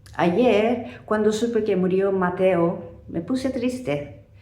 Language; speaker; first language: Spanish; non-native, fluent; Japanese